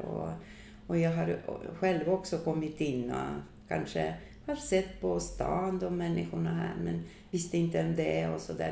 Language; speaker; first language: Swedish; non-native, fluent; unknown